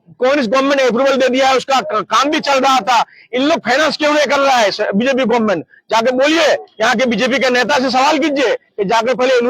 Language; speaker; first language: Hindi; non-native, local second language; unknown